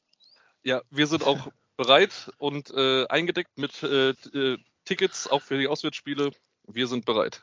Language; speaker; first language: German; native; German